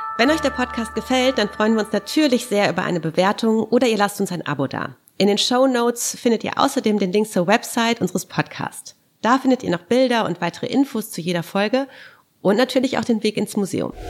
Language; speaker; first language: German; native; German